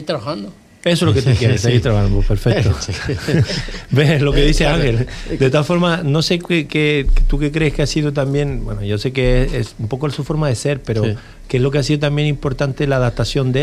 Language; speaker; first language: Spanish; native; Spanish